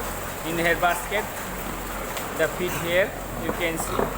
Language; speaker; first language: English; non-native, learner; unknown